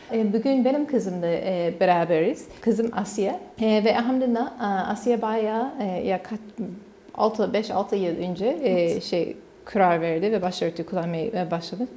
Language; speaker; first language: Turkish; non-native, learner; English